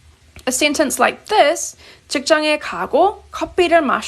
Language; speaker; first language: Korean; non-native, fluent; English